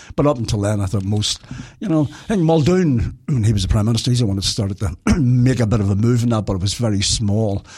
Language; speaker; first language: English; native; English